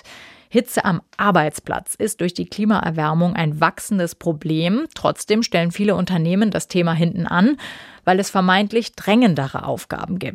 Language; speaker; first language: German; native; German